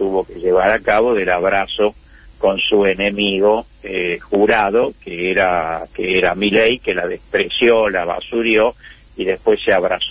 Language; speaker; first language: Spanish; native; Spanish